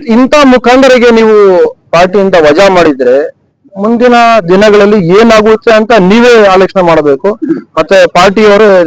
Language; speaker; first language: Kannada; non-native, local second language; Urdu